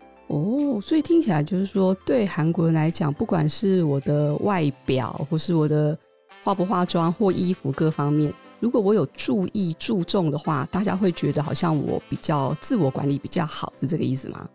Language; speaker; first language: Chinese; native; Chinese